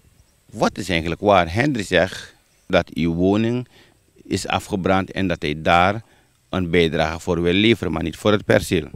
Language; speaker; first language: Dutch; native; Dutch